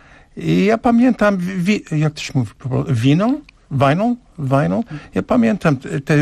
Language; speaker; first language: Polish; non-native, learner; English